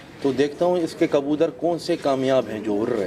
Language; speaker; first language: Hindi; non-native, learner; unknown